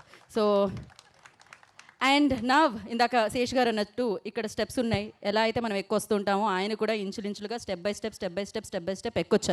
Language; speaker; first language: Telugu; native; Telugu